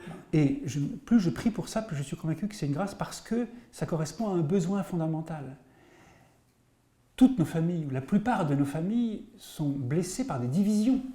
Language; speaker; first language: French; native; French